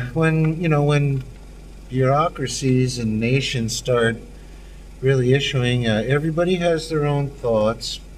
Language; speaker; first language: English; native; English